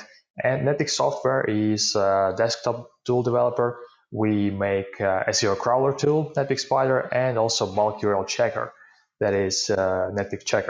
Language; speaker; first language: English; non-native, fluent; Ukrainian